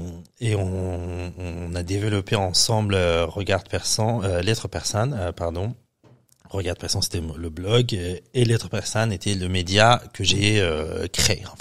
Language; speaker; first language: French; non-native, fluent; Persian